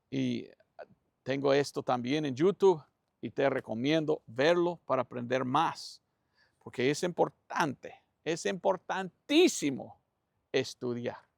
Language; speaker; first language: Spanish; non-native, fluent; English